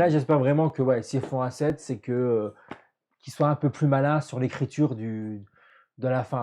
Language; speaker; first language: French; native; French